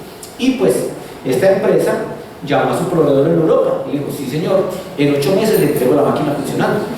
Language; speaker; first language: Spanish; native; Spanish